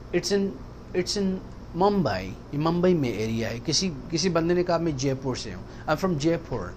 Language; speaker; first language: Urdu; native; Urdu